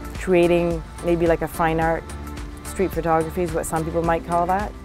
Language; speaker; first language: English; native; English